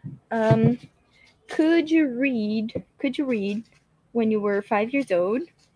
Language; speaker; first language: English; non-native, fluent; Portuguese